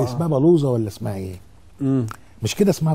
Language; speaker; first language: Arabic; native; Arabic